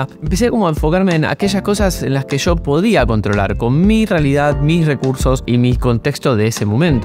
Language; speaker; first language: Spanish; native; Spanish